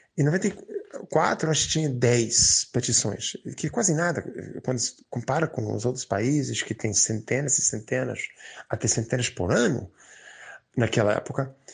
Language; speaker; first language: Portuguese; non-native, fluent; English